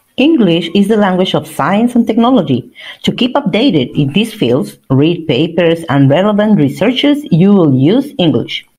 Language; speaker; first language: English; non-native, fluent; Spanish